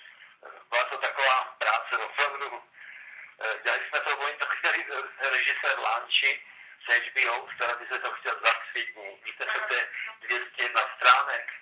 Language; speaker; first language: Czech; non-native, local second language; Romany